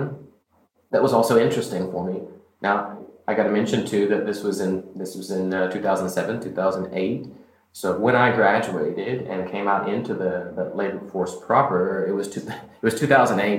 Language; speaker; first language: English; native; English